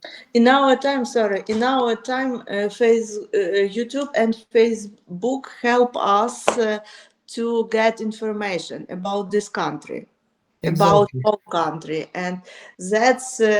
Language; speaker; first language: English; non-native, learner; Ukrainian